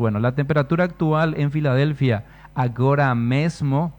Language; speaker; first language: Spanish; native; Spanish